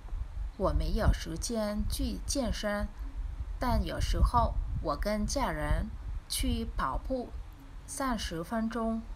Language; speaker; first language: Chinese; non-native, learner; Vietnamese